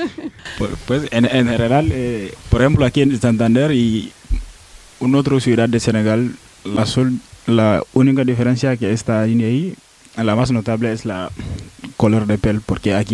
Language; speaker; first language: Spanish; non-native, learner; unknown